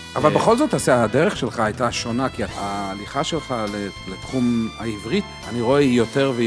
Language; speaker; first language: Hebrew; native; Hebrew